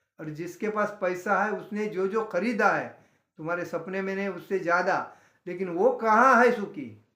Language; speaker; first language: Hindi; non-native, local second language; Marathi